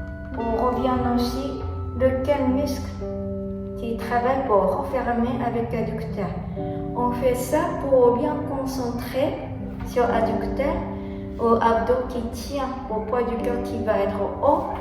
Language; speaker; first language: French; non-native, learner; Japanese